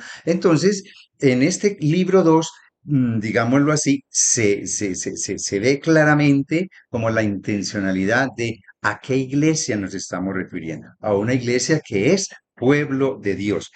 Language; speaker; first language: Spanish; native; Spanish